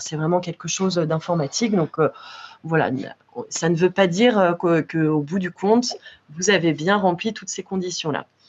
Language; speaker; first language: French; native; French